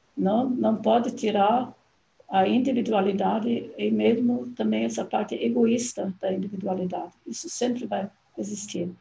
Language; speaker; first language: Portuguese; non-native, fluent; German